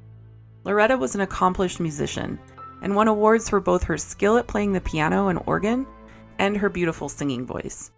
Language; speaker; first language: English; native; English